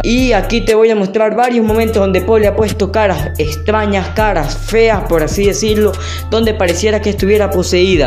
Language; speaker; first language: Spanish; native; Spanish